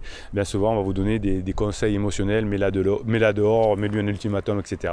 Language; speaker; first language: French; native; French